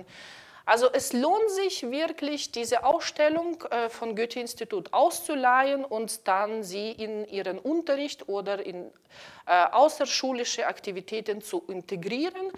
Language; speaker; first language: German; non-native, fluent; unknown